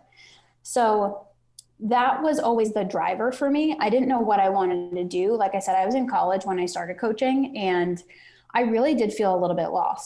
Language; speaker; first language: English; native; English